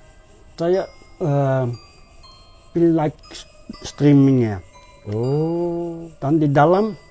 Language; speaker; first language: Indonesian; non-native, learner; Dutch